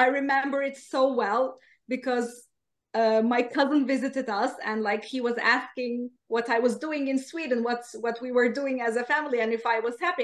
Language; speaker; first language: English; non-native, fluent; Turkish